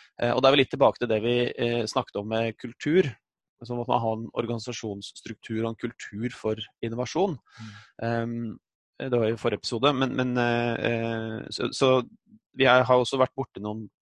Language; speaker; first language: Norwegian; native; Norwegian